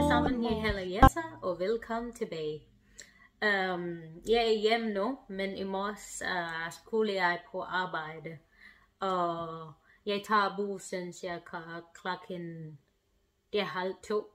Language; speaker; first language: Danish; non-native, learner; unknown